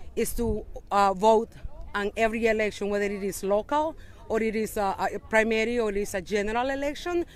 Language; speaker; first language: English; non-native, fluent; Spanish